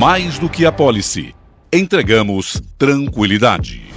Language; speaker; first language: Portuguese; native; Portuguese